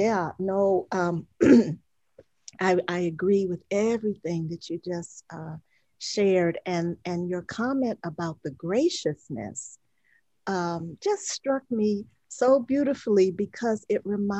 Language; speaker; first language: English; native; English